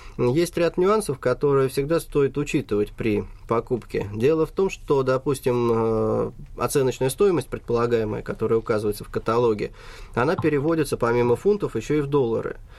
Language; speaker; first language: Russian; native; Russian